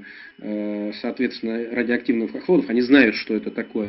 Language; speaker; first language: Russian; native; Russian